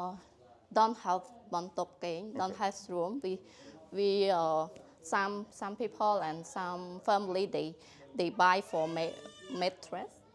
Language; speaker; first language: English; non-native, learner; Khmer